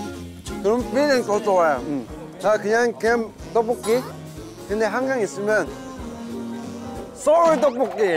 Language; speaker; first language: Korean; non-native, learner; Chinese